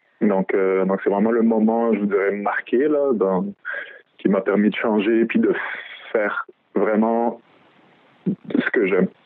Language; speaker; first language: French; early bilingual, other home language; Arabic